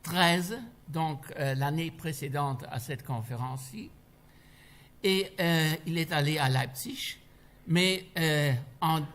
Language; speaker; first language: French; non-native, fluent; German